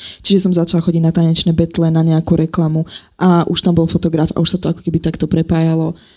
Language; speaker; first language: Slovak; native; Slovak